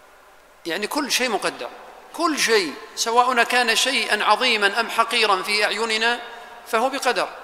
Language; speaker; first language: Arabic; native; Arabic